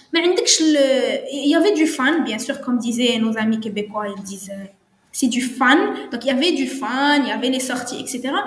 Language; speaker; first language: French; non-native, local second language; Arabic